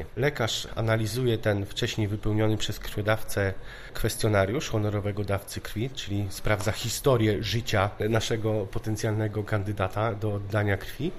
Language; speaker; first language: Polish; native; Polish